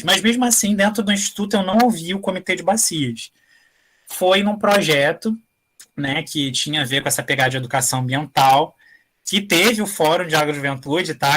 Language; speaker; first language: Portuguese; native; Portuguese